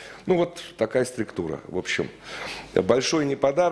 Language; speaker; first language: Russian; native; Russian